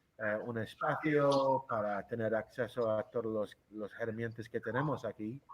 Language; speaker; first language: Spanish; non-native, fluent; English